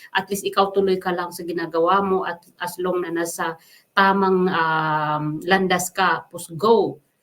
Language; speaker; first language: Filipino; non-native, local second language; Waray